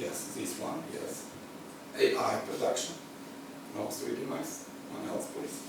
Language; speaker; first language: English; non-native, learner; Ukrainian